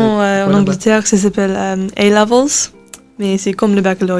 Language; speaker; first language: French; non-native, learner; English